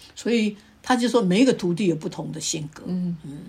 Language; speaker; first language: Chinese; non-native, local second language; Min Nan Chinese